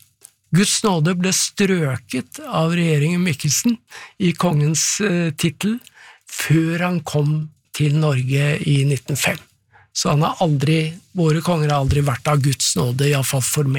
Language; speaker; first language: Norwegian; native; Norwegian